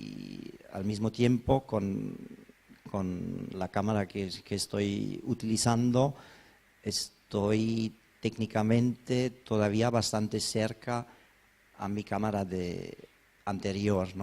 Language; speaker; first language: Spanish; non-native, fluent; German